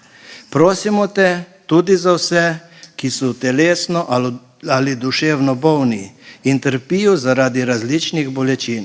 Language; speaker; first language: Slovenian; native; Slovenian